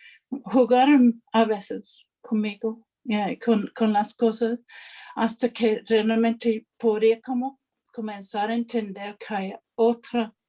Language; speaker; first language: Spanish; non-native, fluent; English